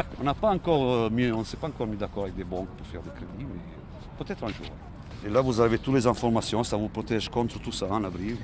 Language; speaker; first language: French; non-native, local second language; Italian